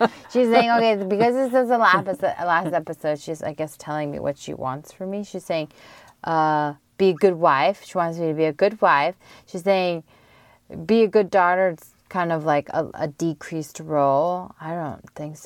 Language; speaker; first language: English; native; English